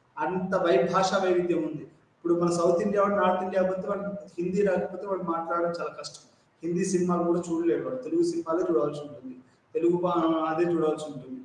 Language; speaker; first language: Telugu; non-native, local second language; Urdu